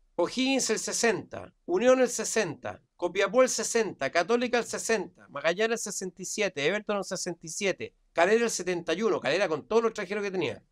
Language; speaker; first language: Spanish; native; Spanish